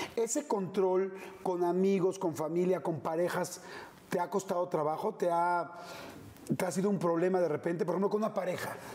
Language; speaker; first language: Spanish; native; Spanish